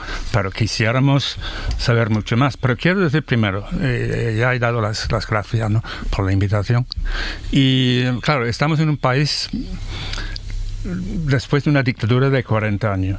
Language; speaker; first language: Spanish; non-native, fluent; English